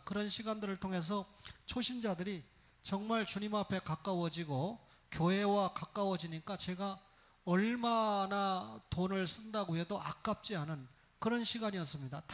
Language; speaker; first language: Korean; native; Korean